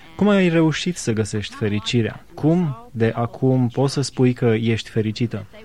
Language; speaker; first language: Romanian; native; Romanian